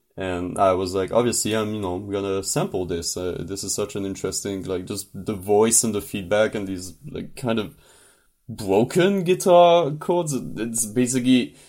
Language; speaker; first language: English; non-native, fluent; French